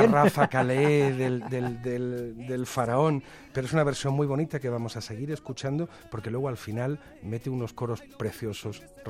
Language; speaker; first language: Spanish; native; Spanish